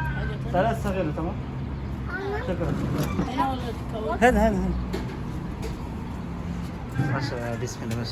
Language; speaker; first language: Arabic; non-native, learner; Kazakh